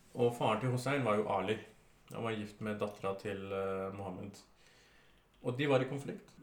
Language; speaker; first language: Norwegian; early bilingual, other home language; Urdu